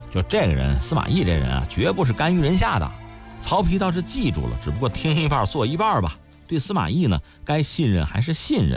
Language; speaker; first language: Chinese; native; Chinese